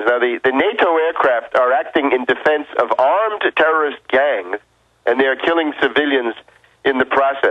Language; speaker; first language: English; native; English